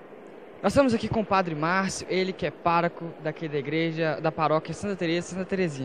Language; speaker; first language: Portuguese; native; Portuguese